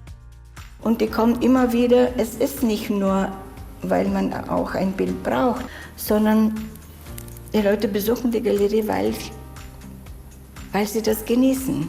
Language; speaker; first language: German; non-native, fluent; Bulgarian